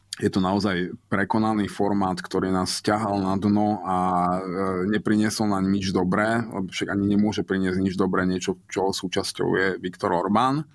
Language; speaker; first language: Slovak; non-native, local second language; Hungarian